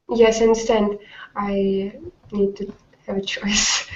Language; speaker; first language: English; non-native, learner; Russian